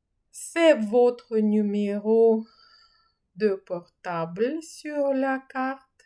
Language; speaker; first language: French; non-native, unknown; Ukrainian